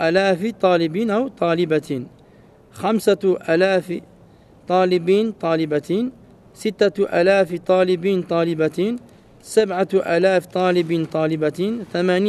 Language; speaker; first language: Arabic; non-native, fluent; French